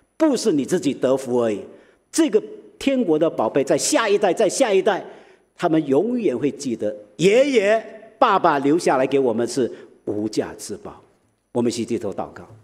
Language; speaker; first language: Chinese; early bilingual, heritage; Chinese